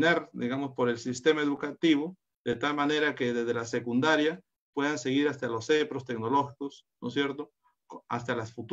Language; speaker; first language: Spanish; native; Spanish